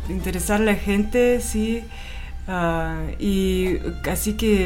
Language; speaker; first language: Spanish; non-native, fluent; Russian